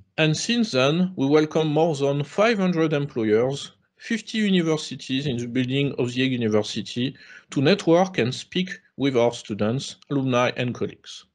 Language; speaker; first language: English; non-native, fluent; French